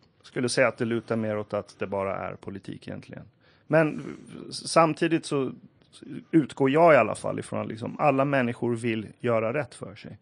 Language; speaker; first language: Swedish; early bilingual, other home language; Persian